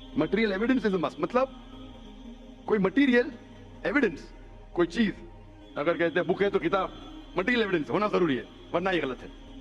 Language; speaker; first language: Hindi; non-native, local second language; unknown